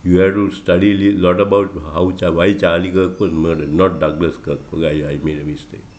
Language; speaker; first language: English; non-native, local second language; Sinhala